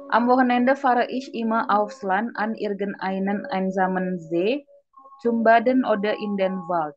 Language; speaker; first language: German; non-native, fluent; Indonesian